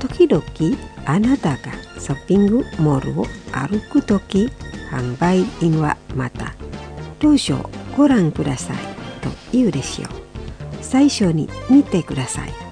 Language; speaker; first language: Japanese; non-native, fluent; Indonesian